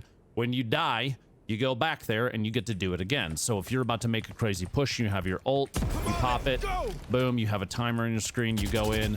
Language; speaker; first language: English; native; English